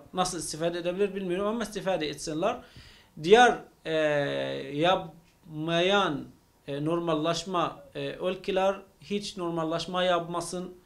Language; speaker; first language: Turkish; non-native, fluent; Arabic